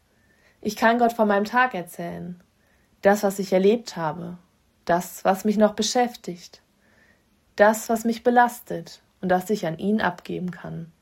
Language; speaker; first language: German; native; German